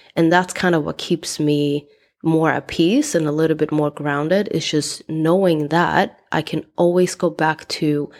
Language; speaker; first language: English; non-native, fluent; Swedish